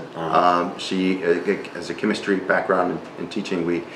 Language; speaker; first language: English; early bilingual, other home language; Spanish